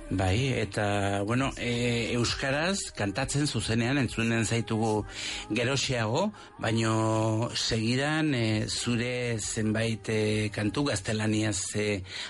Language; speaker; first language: Basque; native; Basque